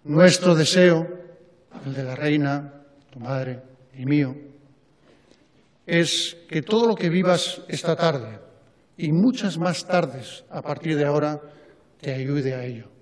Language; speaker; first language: Spanish; native; Spanish